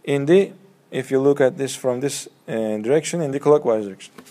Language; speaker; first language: English; non-native, fluent; Turkish